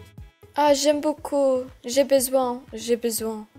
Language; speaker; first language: French; non-native, learner; English